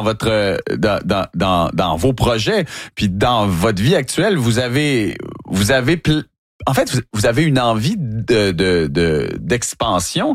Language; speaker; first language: French; native; French